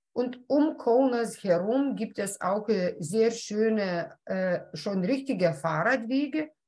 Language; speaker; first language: German; non-native, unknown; Lithuanian